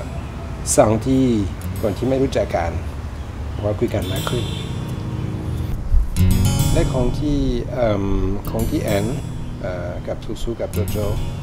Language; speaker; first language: Thai; non-native, learner; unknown